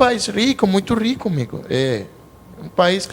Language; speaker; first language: Portuguese; non-native, learner; Spanish